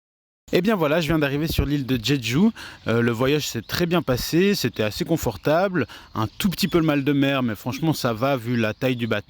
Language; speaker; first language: French; native; French